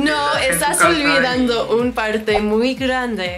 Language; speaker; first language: Spanish; non-native, learner; English